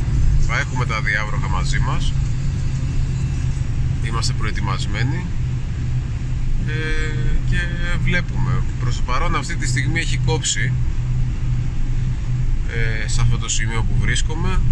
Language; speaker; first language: Greek; native; Greek